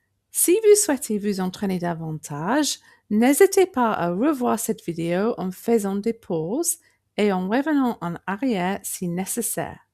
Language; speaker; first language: French; non-native, fluent; English